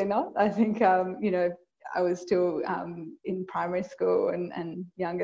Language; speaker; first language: English; native; English